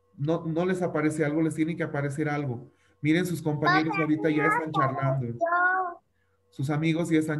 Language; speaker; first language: Spanish; native; Spanish